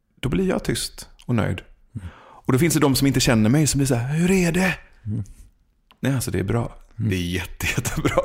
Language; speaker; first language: Swedish; early bilingual, other home language; Persian